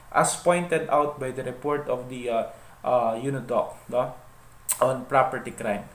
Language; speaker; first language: English; non-native, local second language; Filipino